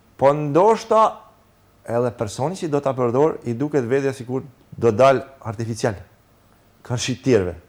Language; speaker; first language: Albanian; native; Albanian